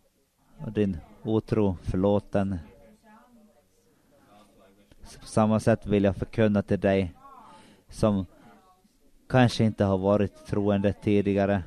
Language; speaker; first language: Swedish; non-native, local second language; Finnish